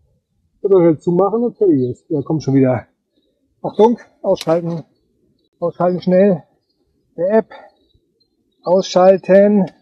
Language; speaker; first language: German; native; German